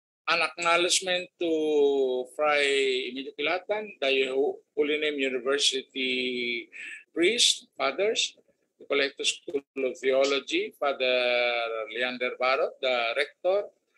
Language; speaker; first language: English; non-native, local second language; Filipino